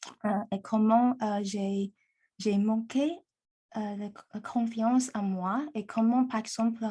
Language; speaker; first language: French; non-native, learner; Chinese